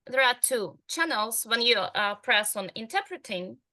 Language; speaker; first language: English; non-native, fluent; Ukrainian